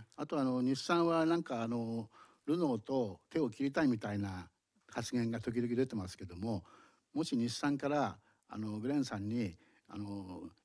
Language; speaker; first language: Japanese; native; Japanese